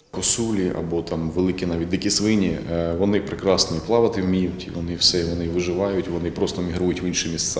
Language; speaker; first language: Ukrainian; native; Ukrainian